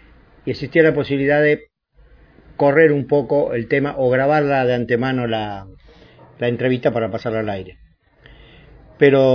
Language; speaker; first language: Spanish; native; Spanish